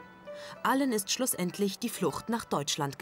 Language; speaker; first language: German; native; German